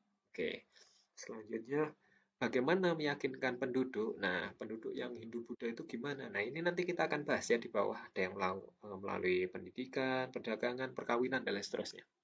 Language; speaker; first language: Indonesian; native; Indonesian